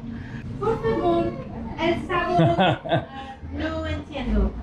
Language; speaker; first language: Spanish; non-native, learner; English